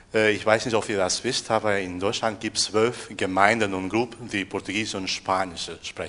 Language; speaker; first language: German; non-native, fluent; Portuguese